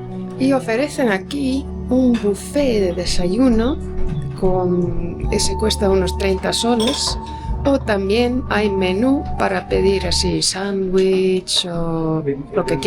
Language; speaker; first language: Spanish; non-native, fluent; Portuguese